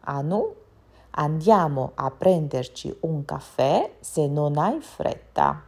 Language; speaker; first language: Italian; non-native, fluent; Georgian